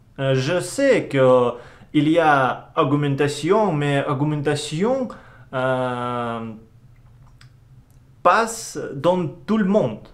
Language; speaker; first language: French; non-native, learner; Russian